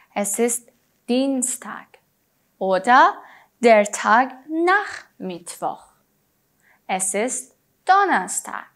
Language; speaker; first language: German; non-native, fluent; Persian